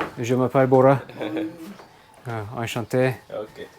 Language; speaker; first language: French; non-native, learner; Turkish